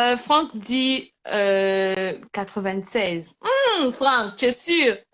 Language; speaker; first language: French; native; French